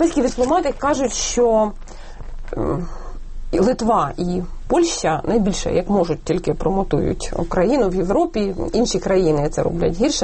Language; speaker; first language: Ukrainian; native; Ukrainian